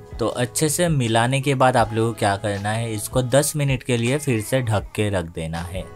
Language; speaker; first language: Hindi; native; Hindi